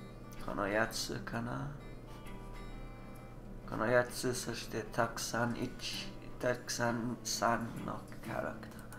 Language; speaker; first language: Japanese; non-native, learner; English